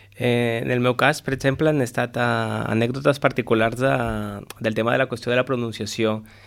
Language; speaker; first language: Catalan; non-native, fluent; Spanish